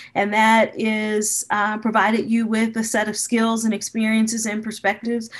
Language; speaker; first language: English; native; English